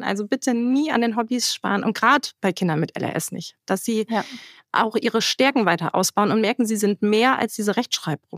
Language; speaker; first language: German; native; German